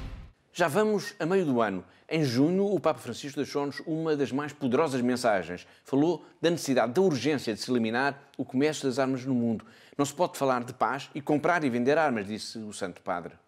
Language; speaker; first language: Portuguese; native; Portuguese